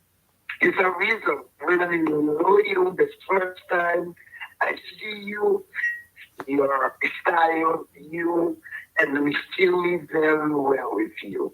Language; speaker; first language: English; non-native, learner; Portuguese